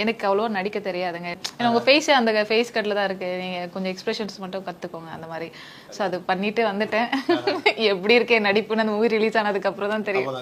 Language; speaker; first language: Tamil; early bilingual, heritage; Tamil